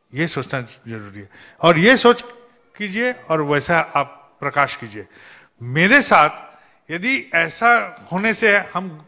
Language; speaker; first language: Hindi; non-native, local second language; Bangla